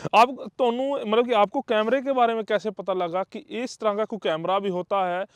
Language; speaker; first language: Hindi; non-native, local second language; Punjabi